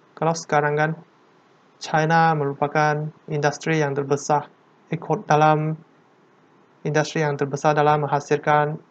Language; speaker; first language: Malay; non-native, local second language; Chinese